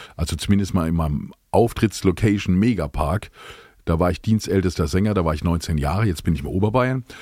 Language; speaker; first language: German; native; German